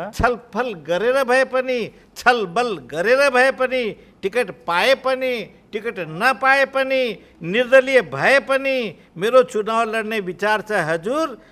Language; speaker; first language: Nepali; non-native, local second language; Marwari